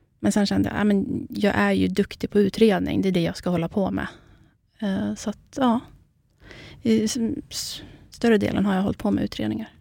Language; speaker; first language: Swedish; early bilingual, other home language; Kurdish